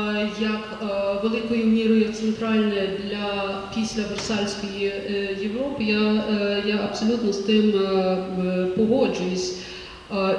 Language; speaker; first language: Ukrainian; native; Ukrainian